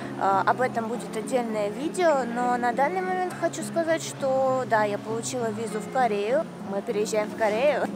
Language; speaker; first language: Russian; native; Russian